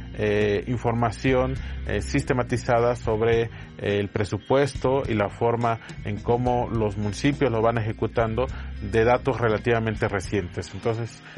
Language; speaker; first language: Spanish; native; Spanish